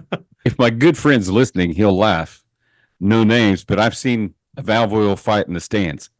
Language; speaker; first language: English; native; English